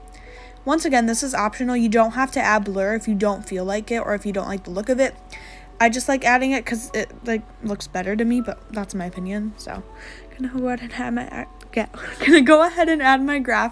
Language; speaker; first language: English; native; English